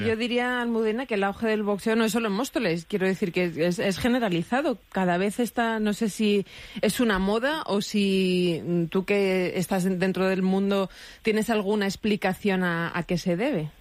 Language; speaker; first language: Spanish; native; Spanish